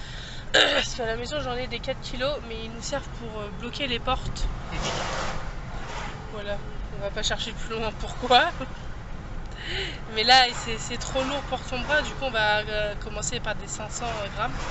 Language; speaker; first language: French; native; French